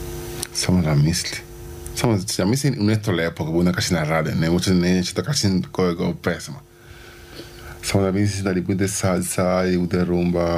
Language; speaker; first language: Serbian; non-native, learner; Spanish